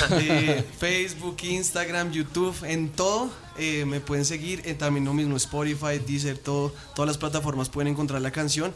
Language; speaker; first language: Spanish; native; Spanish